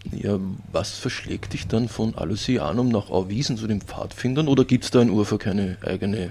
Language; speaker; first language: German; native; German